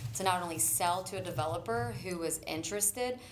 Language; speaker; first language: English; native; English